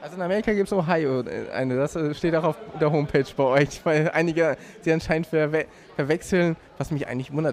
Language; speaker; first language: German; native; German